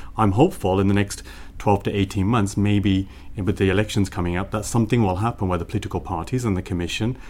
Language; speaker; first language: English; native; English